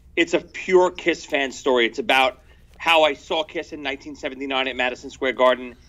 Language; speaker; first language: English; native; English